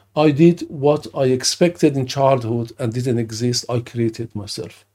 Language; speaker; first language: English; non-native, fluent; Persian